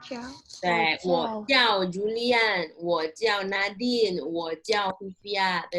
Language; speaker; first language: Chinese; non-native, fluent; Indonesian